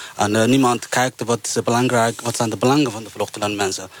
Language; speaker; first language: Dutch; non-native, fluent; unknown